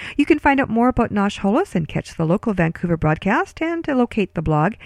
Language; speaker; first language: English; early bilingual, other home language; Ukrainian